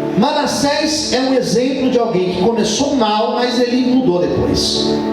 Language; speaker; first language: Portuguese; native; Portuguese